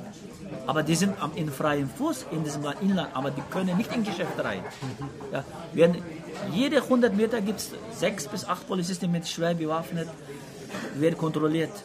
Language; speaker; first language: German; non-native, learner; Uyghur